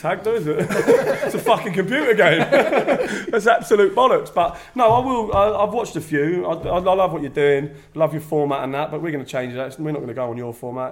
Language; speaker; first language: English; native; English